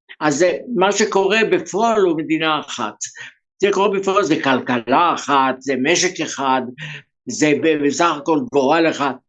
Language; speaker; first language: Hebrew; native; Hebrew